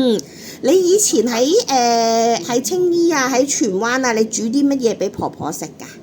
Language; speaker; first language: Cantonese; native; Cantonese